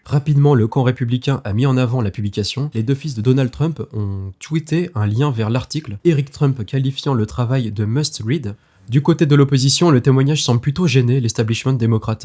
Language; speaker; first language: French; native; French